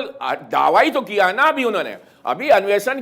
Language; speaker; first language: Hindi; native; Hindi